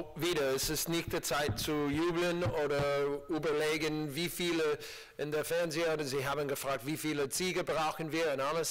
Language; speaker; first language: German; non-native, learner; English